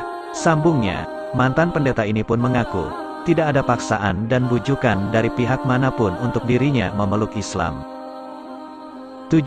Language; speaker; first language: Indonesian; native; Indonesian